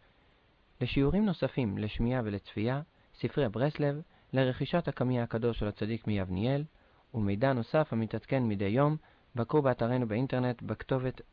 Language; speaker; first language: Hebrew; native; Hebrew